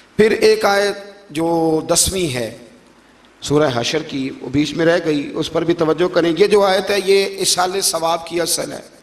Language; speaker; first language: Urdu; non-native, local second language; Punjabi